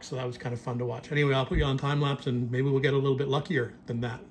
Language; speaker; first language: English; native; English